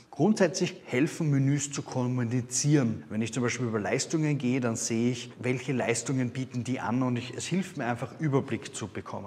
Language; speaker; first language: German; native; German